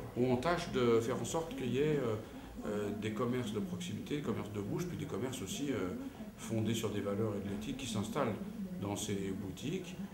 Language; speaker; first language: French; early bilingual, other home language; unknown